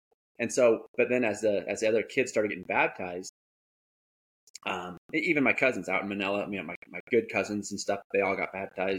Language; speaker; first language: English; native; English